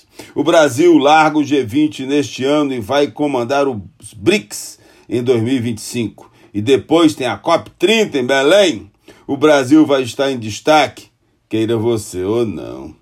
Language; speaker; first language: Portuguese; native; Portuguese